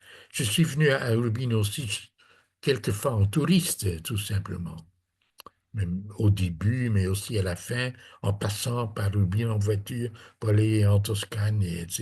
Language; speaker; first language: French; non-native, fluent; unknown